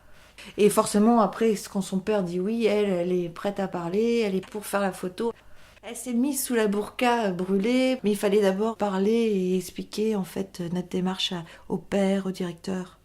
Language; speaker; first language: French; native; French